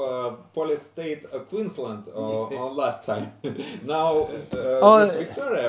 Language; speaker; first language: English; non-native, learner; Russian